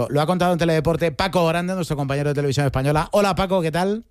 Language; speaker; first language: Spanish; native; Spanish